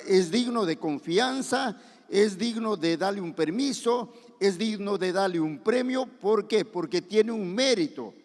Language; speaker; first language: Spanish; native; Spanish